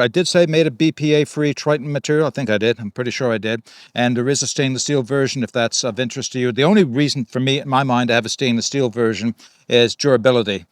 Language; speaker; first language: English; native; English